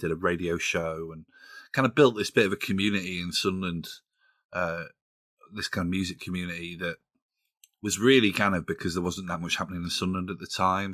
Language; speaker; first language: English; native; English